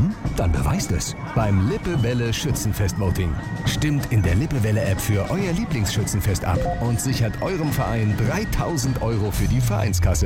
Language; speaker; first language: German; native; German